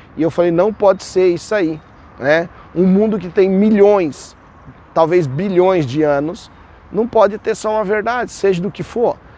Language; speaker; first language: Portuguese; native; Portuguese